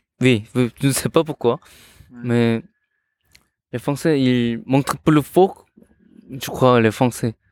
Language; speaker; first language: French; non-native, learner; Korean